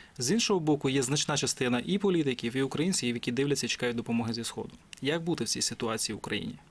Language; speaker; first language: Ukrainian; native; Ukrainian